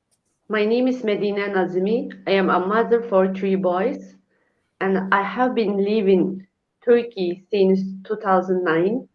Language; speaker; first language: English; non-native, learner; Uyghur